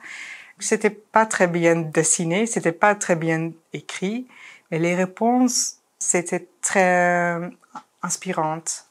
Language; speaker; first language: French; non-native, fluent; Dutch